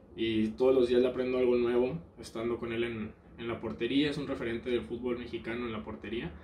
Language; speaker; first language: Spanish; native; Spanish